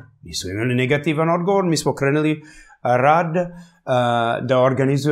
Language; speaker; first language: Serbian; early bilingual, heritage; English